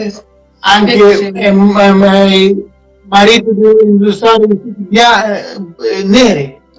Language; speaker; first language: Italian; non-native, learner; Persian